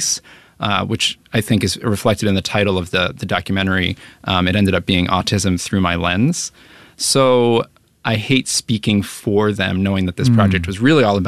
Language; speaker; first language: English; native; English